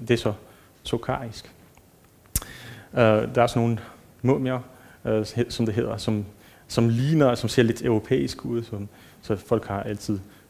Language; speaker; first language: Danish; non-native, fluent; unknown